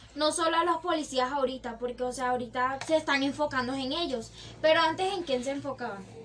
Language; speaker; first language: Spanish; native; Spanish